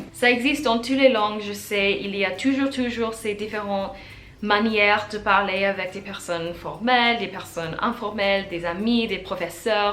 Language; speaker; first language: French; non-native, learner; English